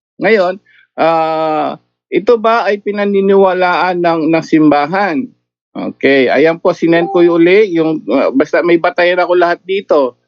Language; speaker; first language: Filipino; native; Filipino